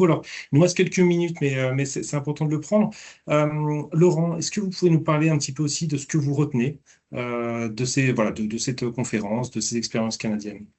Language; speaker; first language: French; native; French